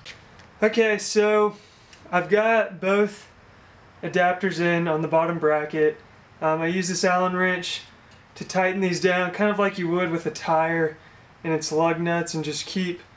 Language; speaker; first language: English; native; English